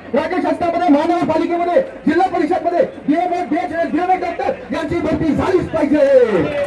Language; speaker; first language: Marathi; native; Marathi